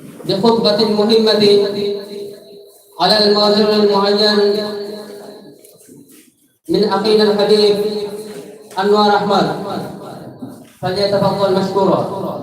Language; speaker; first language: Arabic; non-native, learner; Bangla